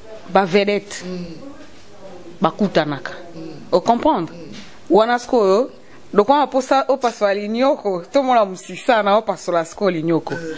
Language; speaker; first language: French; non-native, local second language; Lingala